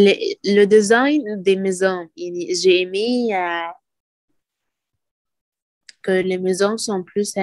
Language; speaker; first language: French; non-native, learner; Arabic